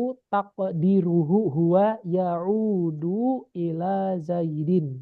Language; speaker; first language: Arabic; non-native, fluent; Indonesian